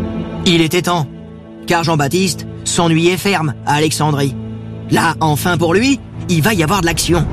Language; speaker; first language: French; native; French